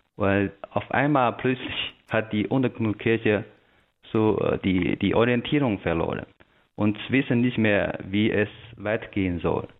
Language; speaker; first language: German; non-native, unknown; Chinese